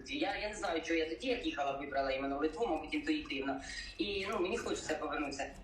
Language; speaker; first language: Ukrainian; native; Ukrainian